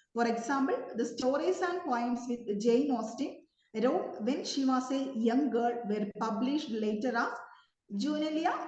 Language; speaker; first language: English; non-native, local second language; Malayalam